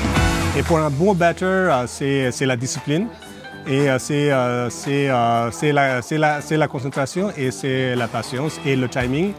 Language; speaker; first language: French; non-native, fluent; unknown